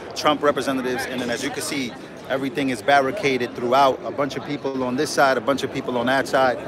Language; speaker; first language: English; early bilingual, other home language; Spanish